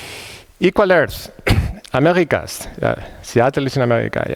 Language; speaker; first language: German; non-native, fluent; Spanish